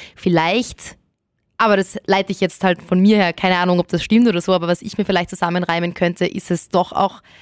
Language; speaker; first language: German; native; German